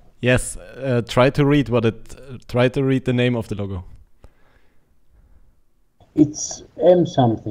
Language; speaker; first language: English; non-native, learner; German